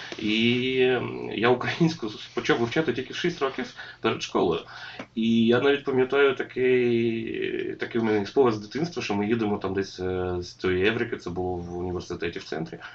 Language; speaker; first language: Ukrainian; non-native, local second language; Russian